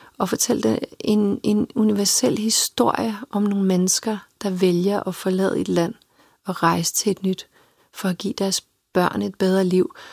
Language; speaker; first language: Danish; early bilingual, other home language; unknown